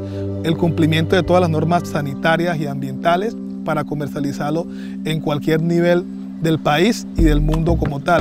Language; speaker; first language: Spanish; native; Spanish